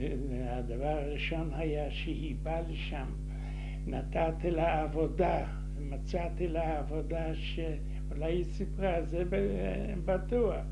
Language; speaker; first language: Hebrew; non-native, fluent; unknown